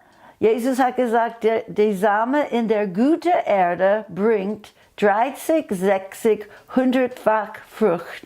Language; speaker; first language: German; non-native, fluent; English